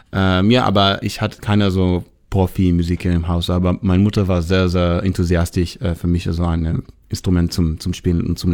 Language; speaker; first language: German; non-native, learner; Hebrew